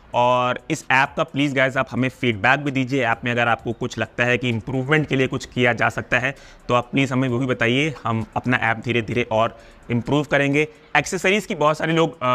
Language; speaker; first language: Hindi; non-native, local second language; Punjabi